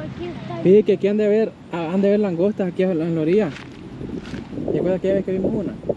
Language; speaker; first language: Spanish; native; Spanish